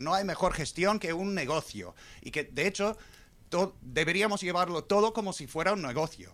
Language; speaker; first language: Spanish; non-native, fluent; English